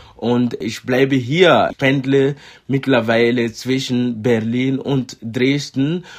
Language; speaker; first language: German; non-native, fluent; Mossi